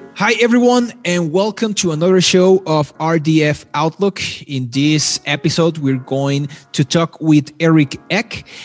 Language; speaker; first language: English; non-native, fluent; Spanish